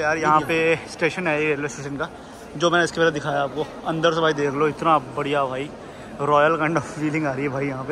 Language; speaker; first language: Hindi; native; Hindi